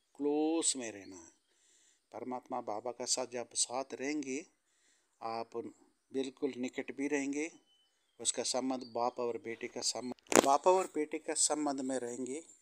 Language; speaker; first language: Hindi; non-native, local second language; Tamil